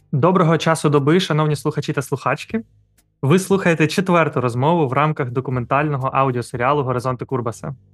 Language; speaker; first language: Ukrainian; native; Ukrainian